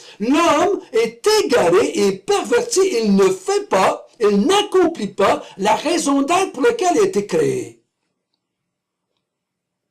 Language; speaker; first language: French; native; French